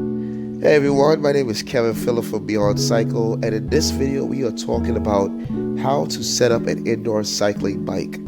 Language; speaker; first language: English; native; English